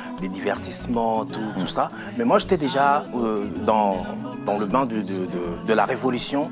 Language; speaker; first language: French; non-native, local second language; Lingala